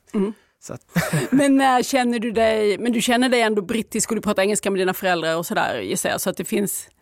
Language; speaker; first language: Swedish; native; Swedish